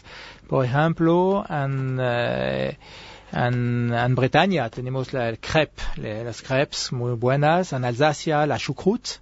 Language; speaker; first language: Spanish; non-native, fluent; French